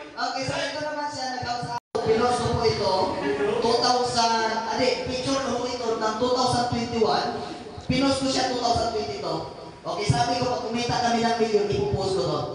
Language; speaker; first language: Filipino; non-native, local second language; Masbatenyo